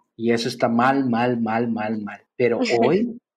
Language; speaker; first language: Spanish; native; Spanish